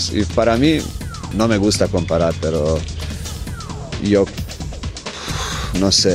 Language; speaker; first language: Spanish; non-native, fluent; Croatian